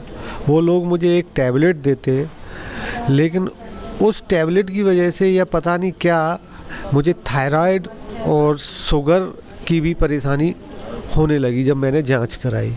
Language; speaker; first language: Hindi; native; Hindi